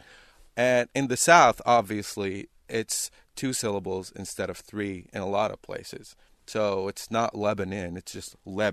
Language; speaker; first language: English; non-native, fluent; Arabic